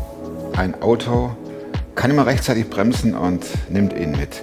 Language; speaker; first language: German; native; German